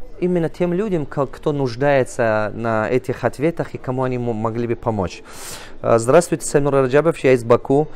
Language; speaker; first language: Russian; non-native, local second language; Tajik